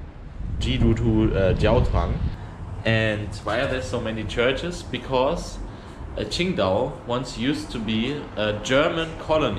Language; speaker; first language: English; non-native, fluent; German